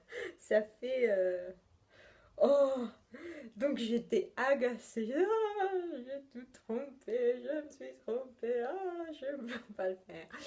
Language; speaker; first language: French; non-native, fluent; Italian